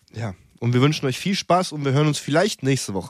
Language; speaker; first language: German; native; German